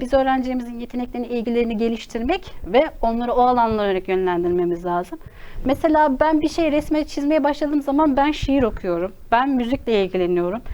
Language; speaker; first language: Turkish; native; Turkish